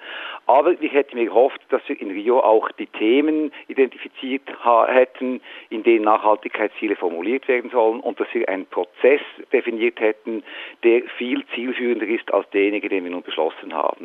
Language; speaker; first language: German; native; German